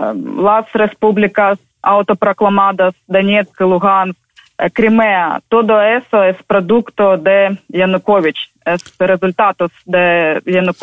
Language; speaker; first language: Spanish; non-native, fluent; Ukrainian